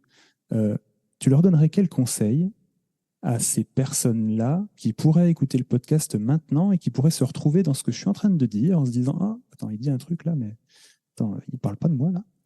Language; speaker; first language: French; native; French